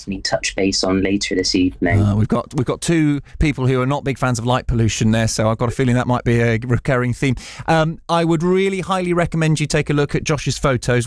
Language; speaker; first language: English; native; English